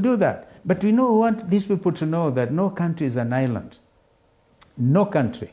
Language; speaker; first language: English; non-native, local second language; Kamba